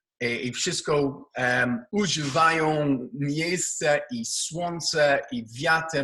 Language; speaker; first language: Polish; non-native, learner; Hebrew